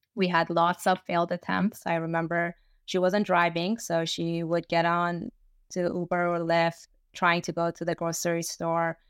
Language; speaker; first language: English; early bilingual, other home language; Persian